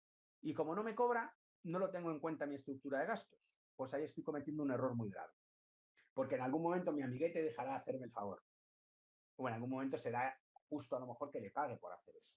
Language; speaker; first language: Spanish; native; Spanish